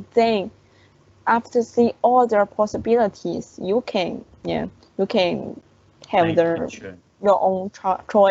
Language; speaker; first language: English; non-native, learner; Chinese